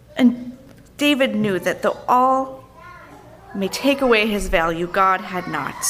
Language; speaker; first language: English; native; English